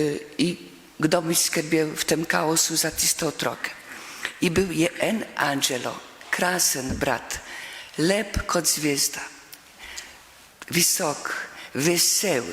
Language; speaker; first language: Slovenian; non-native, fluent; Polish